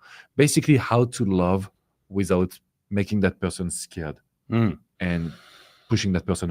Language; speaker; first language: English; non-native, fluent; French